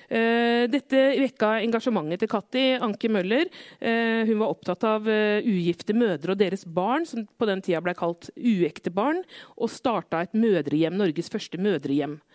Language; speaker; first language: Norwegian; native; Norwegian